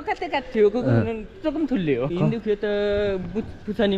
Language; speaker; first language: Korean; non-native, learner; Nepali